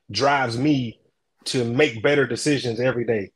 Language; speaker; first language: English; native; English